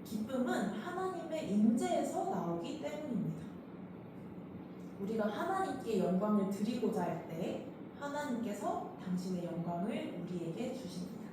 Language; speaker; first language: Korean; native; Korean